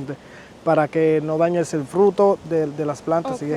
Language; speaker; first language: Spanish; native; Spanish